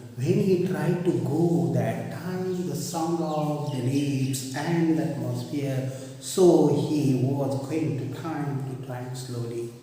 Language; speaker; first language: English; non-native, local second language; Marathi